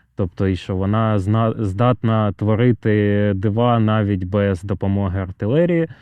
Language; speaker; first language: Ukrainian; native; Ukrainian